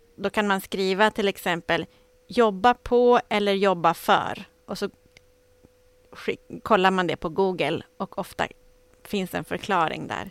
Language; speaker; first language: Swedish; native; Swedish